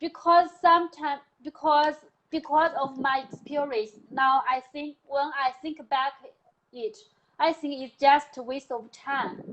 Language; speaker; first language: English; non-native, learner; Chinese